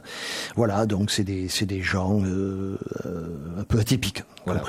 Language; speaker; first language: French; native; French